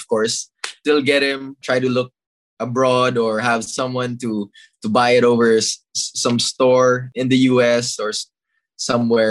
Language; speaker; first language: English; non-native, local second language; Filipino